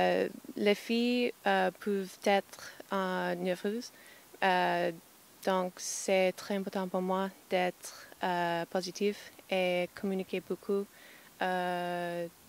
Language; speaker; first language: French; non-native, fluent; English